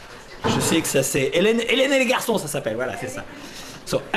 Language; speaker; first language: French; native; French